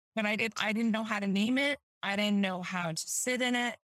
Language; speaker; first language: English; native; English